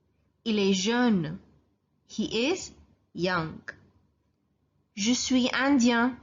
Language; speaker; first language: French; non-native, fluent; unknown